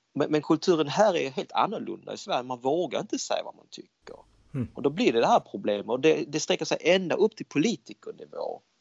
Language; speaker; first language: Swedish; early bilingual, other home language; Cantonese